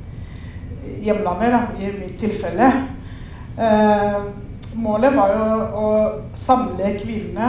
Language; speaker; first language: Norwegian; non-native, fluent; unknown